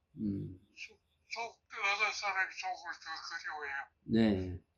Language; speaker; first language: Korean; early bilingual, heritage; Korean